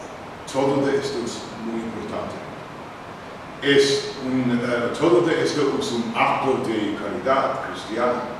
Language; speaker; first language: Spanish; non-native, learner; English